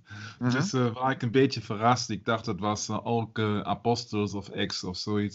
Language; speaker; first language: Dutch; non-native, learner; German